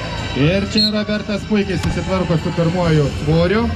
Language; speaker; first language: Lithuanian; native; Lithuanian